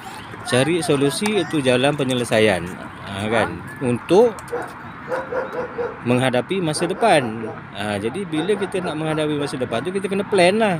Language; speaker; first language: Malay; native; Malay